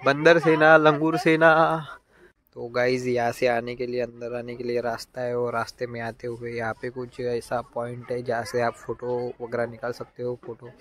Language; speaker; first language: Hindi; non-native, local second language; Marathi